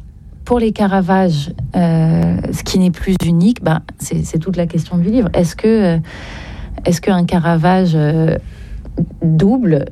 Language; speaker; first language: French; native; French